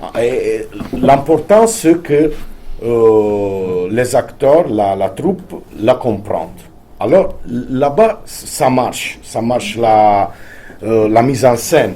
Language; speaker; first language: French; non-native, fluent; Italian